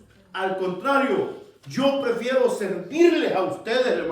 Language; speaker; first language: Spanish; native; Spanish